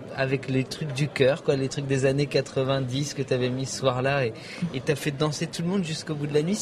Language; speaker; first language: French; native; French